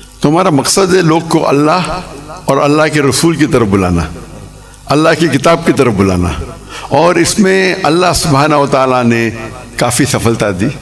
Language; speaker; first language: Urdu; non-native, local second language; English